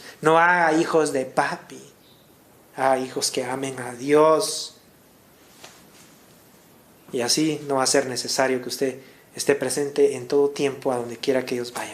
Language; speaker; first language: Spanish; native; Spanish